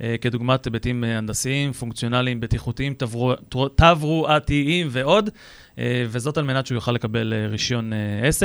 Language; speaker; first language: Hebrew; native; Hebrew